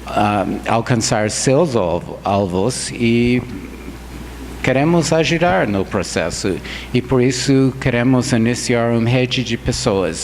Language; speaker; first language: Portuguese; non-native, fluent; English